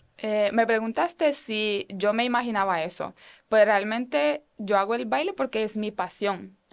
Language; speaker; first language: Spanish; non-native, fluent; Romanian